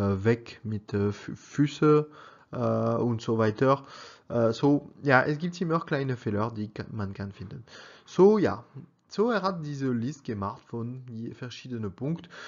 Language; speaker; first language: German; non-native, learner; French